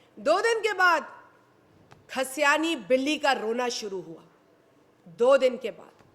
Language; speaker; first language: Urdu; non-native, local second language; Sindhi